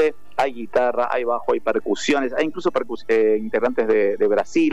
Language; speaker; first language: Spanish; native; Spanish